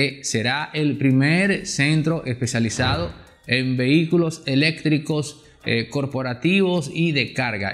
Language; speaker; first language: Spanish; native; Spanish